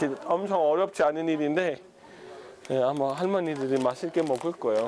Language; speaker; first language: Korean; non-native, fluent; Danish